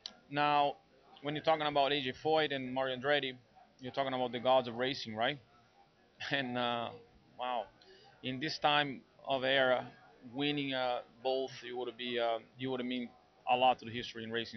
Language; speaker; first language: English; non-native, fluent; Portuguese